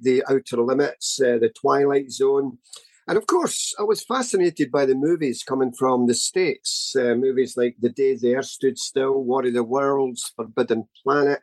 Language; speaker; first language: English; native; English